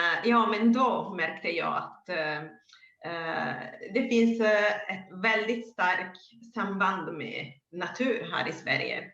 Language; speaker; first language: Swedish; non-native, fluent; Italian